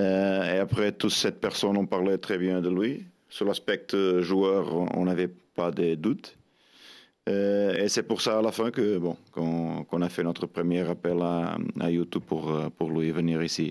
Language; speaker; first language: French; non-native, fluent; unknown